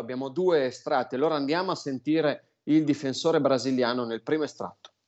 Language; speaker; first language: Italian; native; Italian